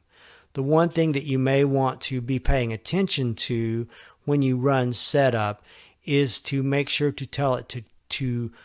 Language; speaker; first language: English; native; English